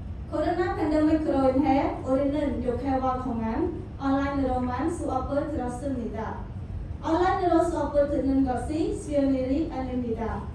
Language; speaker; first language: Korean; non-native, learner; Khmer